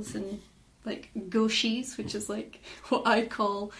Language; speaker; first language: English; native; English